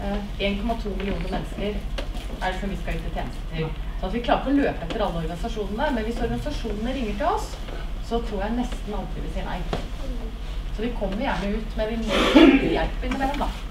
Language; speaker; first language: Norwegian; native; Norwegian